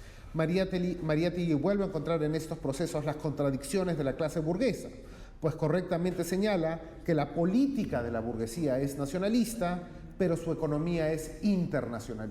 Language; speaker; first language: Spanish; native; Spanish